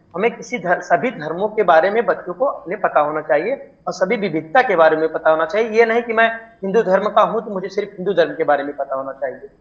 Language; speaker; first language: Hindi; native; Hindi